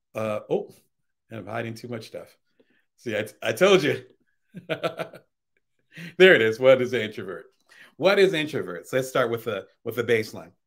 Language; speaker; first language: English; native; English